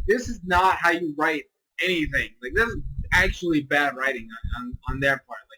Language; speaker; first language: English; native; English